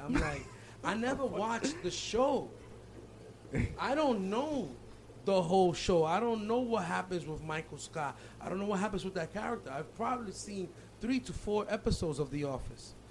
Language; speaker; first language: English; early bilingual, other home language; Spanish